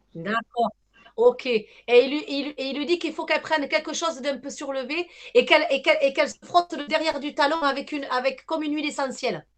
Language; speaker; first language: French; native; French